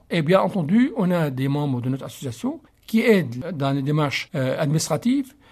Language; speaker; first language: French; non-native, fluent; Arabic